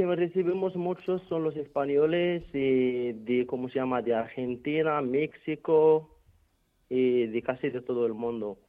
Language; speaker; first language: Spanish; non-native, fluent; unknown